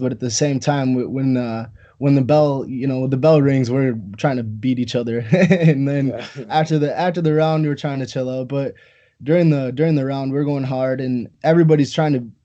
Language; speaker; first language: English; native; English